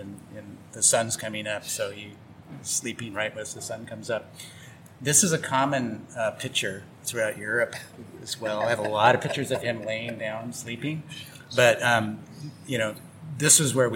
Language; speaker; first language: English; native; English